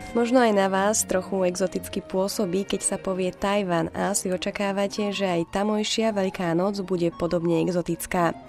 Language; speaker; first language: Slovak; native; Slovak